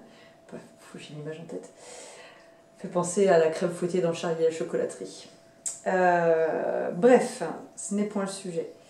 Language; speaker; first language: French; native; French